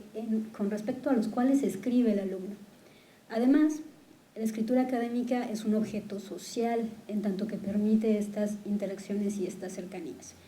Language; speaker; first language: Spanish; native; Spanish